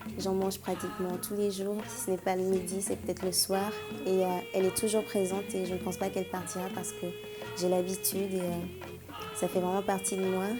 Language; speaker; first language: French; non-native, local second language; Ewe